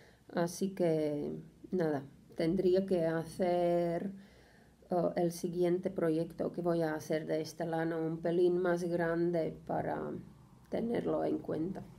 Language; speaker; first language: Spanish; non-native, fluent; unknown